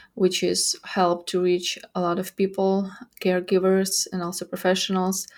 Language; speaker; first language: English; non-native, fluent; Ukrainian